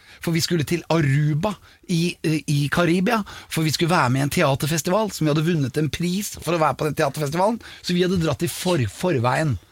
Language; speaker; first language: Norwegian; native; Norwegian